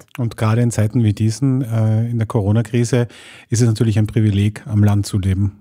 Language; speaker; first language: German; native; German